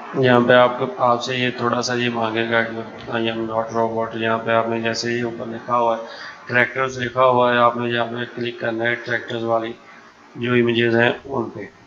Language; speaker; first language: Urdu; non-native, local second language; Punjabi